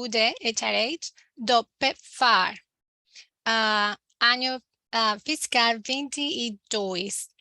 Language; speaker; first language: Portuguese; non-native, learner; Spanish